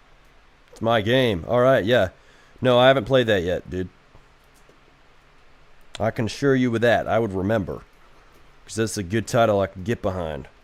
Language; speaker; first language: English; native; English